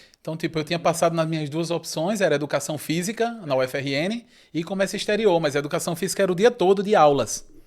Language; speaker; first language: Portuguese; native; Portuguese